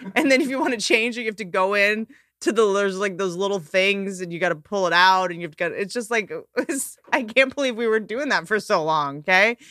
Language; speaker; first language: English; native; English